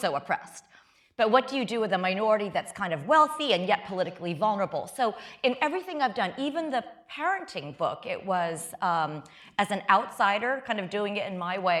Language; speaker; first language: English; early bilingual, other home language; Chinese